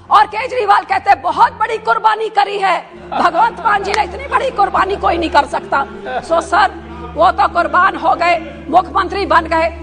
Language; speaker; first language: Hindi; non-native, local second language; Punjabi